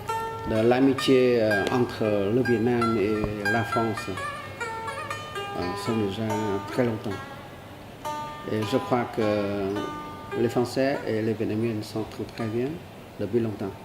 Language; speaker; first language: French; non-native, learner; Vietnamese